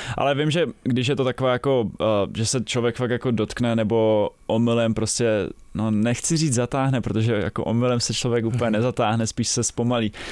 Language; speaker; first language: Czech; native; Czech